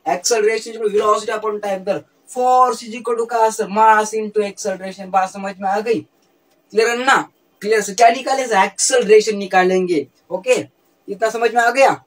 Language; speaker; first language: Hindi; non-native, local second language; Marathi